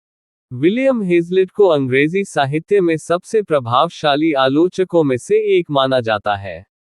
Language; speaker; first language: Hindi; native; Hindi